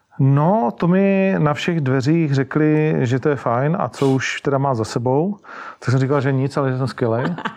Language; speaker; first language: Czech; native; Czech